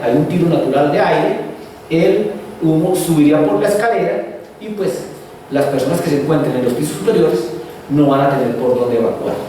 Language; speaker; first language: Spanish; native; Spanish